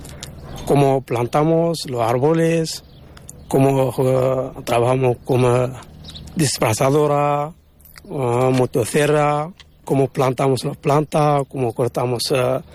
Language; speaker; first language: Spanish; non-native, learner; Arabic